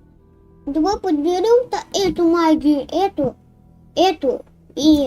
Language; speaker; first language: Russian; native; Russian